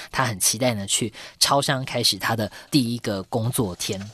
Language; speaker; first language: Chinese; native; Chinese